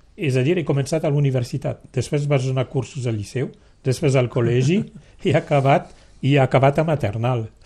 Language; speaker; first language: Catalan; non-native, local second language; French